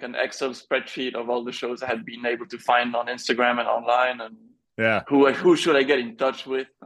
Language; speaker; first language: English; non-native, fluent; French